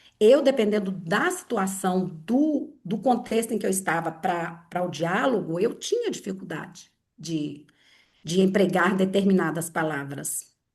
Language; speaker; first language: Portuguese; native; Portuguese